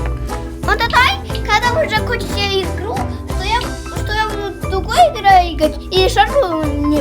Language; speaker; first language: Russian; non-native, local second language; Kazakh